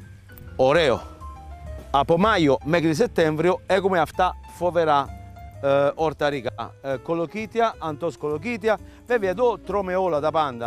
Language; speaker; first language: Greek; non-native, learner; Italian